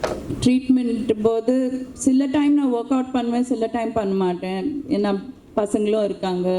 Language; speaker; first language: Tamil; non-native, local second language; Hindi